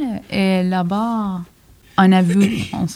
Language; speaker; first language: French; non-native, learner; Persian